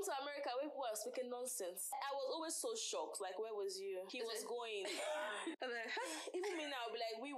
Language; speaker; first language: English; non-native, local second language; Igbo